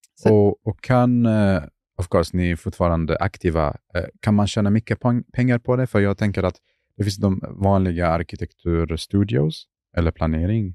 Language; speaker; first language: Swedish; non-native, fluent; Arabic